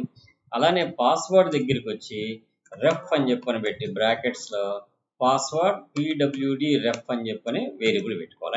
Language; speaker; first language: Telugu; native; Telugu